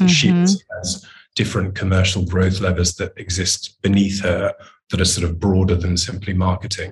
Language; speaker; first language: English; native; English